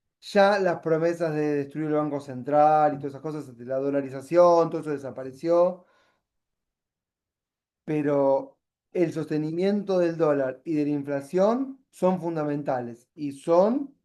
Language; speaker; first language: Spanish; native; Spanish